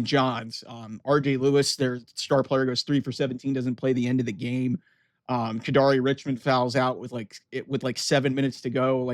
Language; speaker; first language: English; native; English